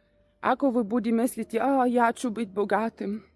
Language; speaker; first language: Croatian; non-native, learner; Russian